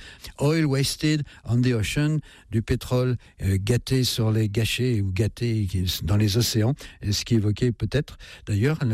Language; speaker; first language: French; native; French